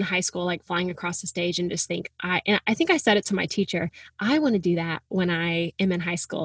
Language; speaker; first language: English; native; English